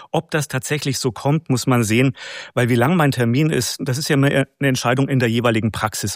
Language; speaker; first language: German; native; German